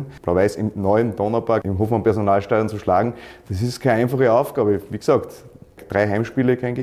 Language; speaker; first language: German; native; German